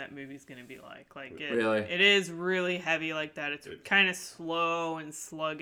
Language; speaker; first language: English; native; English